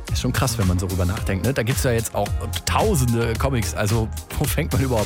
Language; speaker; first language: German; native; German